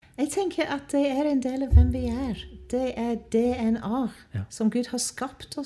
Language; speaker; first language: Norwegian; non-native, fluent; English